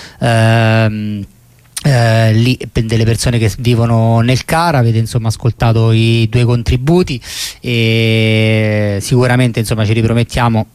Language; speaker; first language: Italian; native; Italian